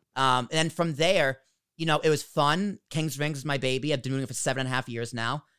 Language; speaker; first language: English; native; English